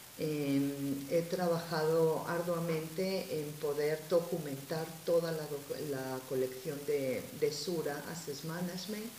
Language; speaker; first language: Spanish; native; Spanish